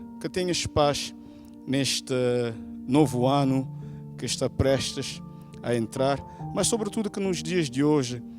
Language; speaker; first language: Portuguese; native; Portuguese